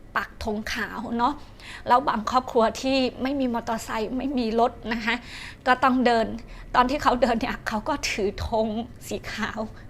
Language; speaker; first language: Thai; non-native, fluent; Shan